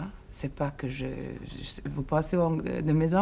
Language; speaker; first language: French; non-native, fluent; Swedish